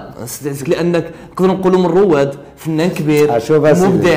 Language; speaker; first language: Arabic; native; Arabic